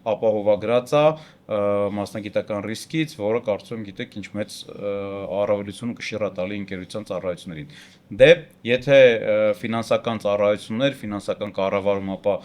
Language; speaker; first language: Armenian; native; Armenian